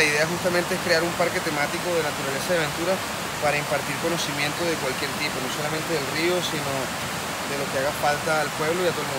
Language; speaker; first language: Spanish; native; Spanish